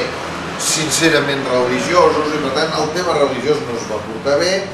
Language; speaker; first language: Catalan; native; Catalan